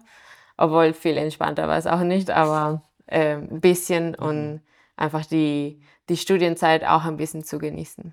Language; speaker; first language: German; non-native, fluent; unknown